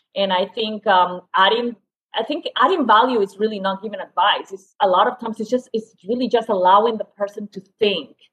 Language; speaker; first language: English; non-native, fluent; Spanish